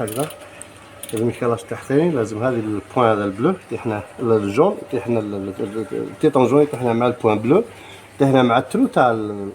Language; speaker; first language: Arabic; native; Arabic